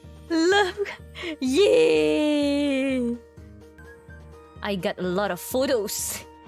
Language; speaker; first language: English; non-native, fluent; Indonesian